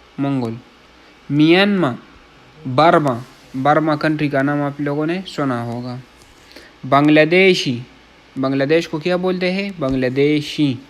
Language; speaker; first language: Urdu; non-native, local second language; Punjabi